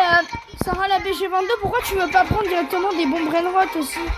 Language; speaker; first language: French; native; French